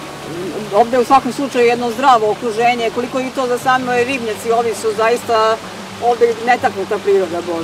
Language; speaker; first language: Croatian; native; Croatian